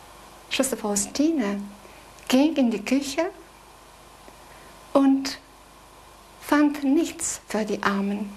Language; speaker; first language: German; non-native, fluent; Polish